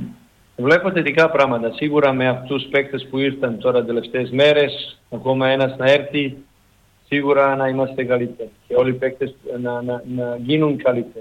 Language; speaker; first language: Greek; non-native, learner; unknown